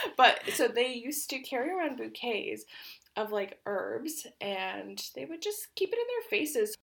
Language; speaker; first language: English; early bilingual, other home language; Polish